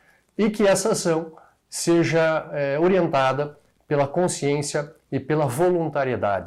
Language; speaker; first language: Portuguese; native; Portuguese